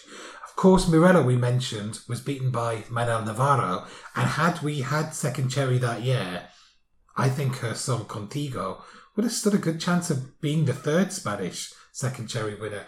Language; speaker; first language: English; native; English